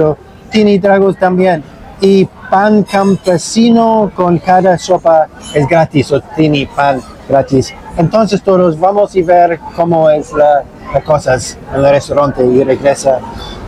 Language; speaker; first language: Spanish; non-native, learner; English